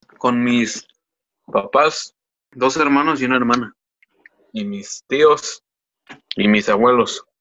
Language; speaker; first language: Spanish; early bilingual, other home language; English